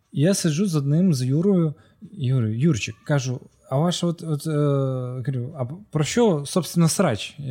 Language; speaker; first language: Ukrainian; non-native, local second language; Russian